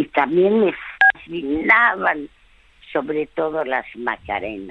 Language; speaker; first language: Spanish; early bilingual, other home language; French